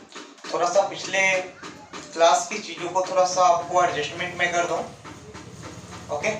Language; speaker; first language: Hindi; native; Hindi